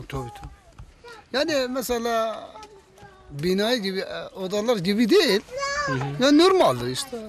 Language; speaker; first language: Turkish; non-native, local second language; Kurdish